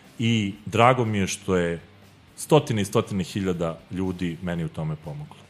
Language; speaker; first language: Serbian; native; Serbian